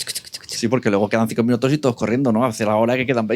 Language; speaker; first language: Spanish; native; Spanish